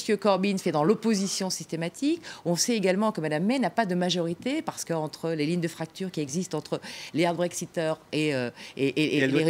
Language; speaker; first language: French; native; French